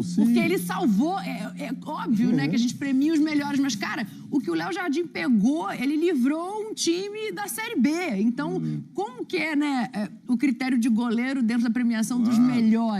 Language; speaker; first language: Portuguese; native; Portuguese